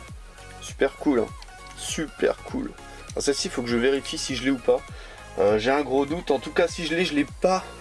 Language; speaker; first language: French; native; French